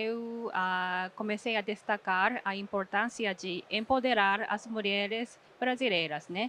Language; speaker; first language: Portuguese; non-native, fluent; Japanese